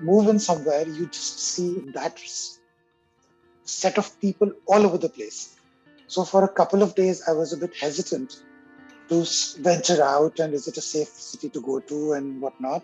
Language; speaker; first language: English; non-native, local second language; Hindi